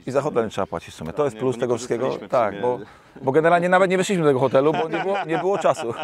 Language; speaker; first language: Polish; native; Polish